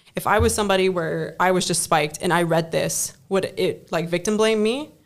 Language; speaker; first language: English; non-native, fluent; German